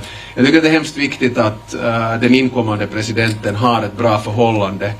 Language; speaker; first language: Swedish; native; Swedish